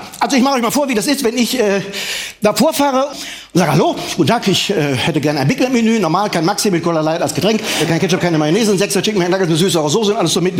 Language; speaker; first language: German; native; German